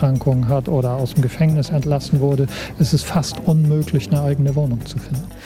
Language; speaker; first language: German; native; German